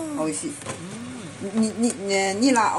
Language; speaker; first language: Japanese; non-native, learner; Chinese